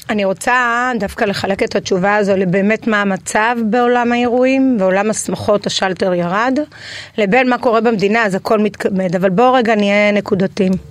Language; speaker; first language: Hebrew; native; Hebrew